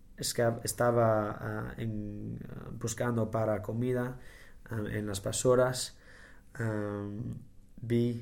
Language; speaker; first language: Spanish; non-native, learner; English